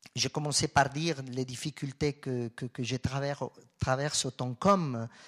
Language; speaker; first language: French; non-native, fluent; Spanish